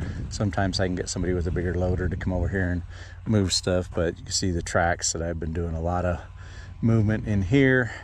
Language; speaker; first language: English; native; English